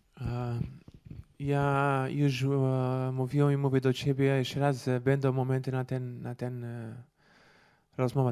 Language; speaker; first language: Polish; non-native, learner; Portuguese